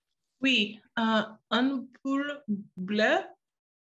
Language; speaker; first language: French; non-native, learner; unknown